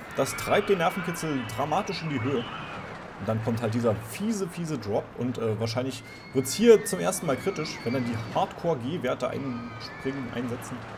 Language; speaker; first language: German; native; German